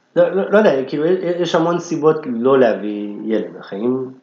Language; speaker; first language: Hebrew; native; Hebrew